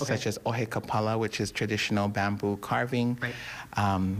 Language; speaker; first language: English; native; English